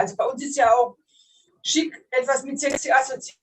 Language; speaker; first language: German; native; German